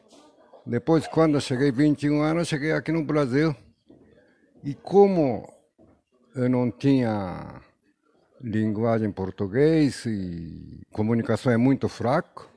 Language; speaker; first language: Portuguese; non-native, learner; Japanese